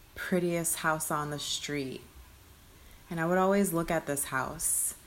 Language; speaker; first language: English; early bilingual, other home language; Spanish